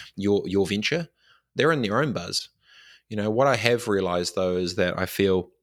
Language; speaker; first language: English; native; English